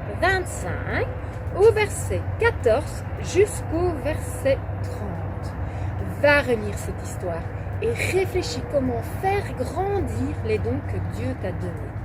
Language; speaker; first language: French; native; French